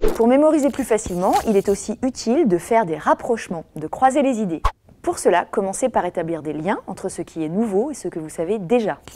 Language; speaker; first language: French; native; French